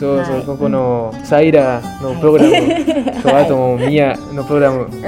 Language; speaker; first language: Japanese; non-native, learner; Spanish